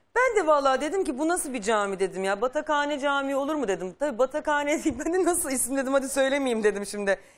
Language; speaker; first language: Turkish; native; Turkish